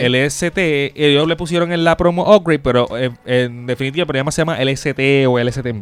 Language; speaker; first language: Spanish; native; Spanish